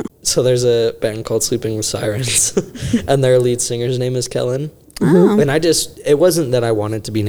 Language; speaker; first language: English; native; English